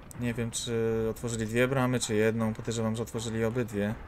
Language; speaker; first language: Polish; native; Polish